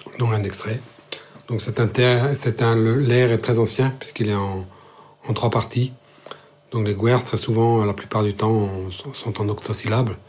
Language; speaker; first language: French; non-native, local second language; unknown